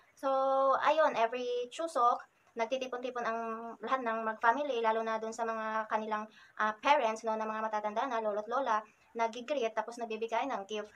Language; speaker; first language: Filipino; native; Filipino